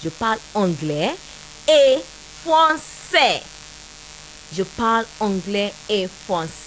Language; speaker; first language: French; non-native, fluent; Yoruba